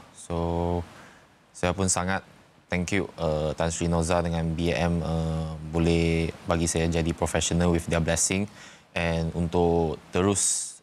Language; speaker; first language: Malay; non-native, local second language; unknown